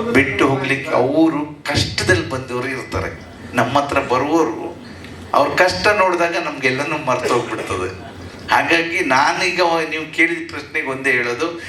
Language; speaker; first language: Kannada; native; Kannada